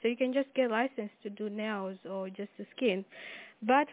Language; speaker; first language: English; non-native, local second language; Nyanja